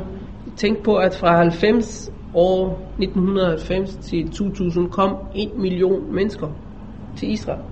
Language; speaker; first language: Danish; non-native, fluent; Hebrew